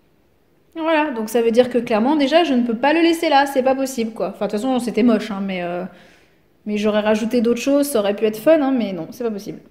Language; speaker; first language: French; native; French